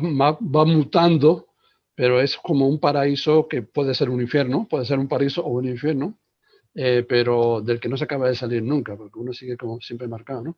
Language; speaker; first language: Spanish; native; Spanish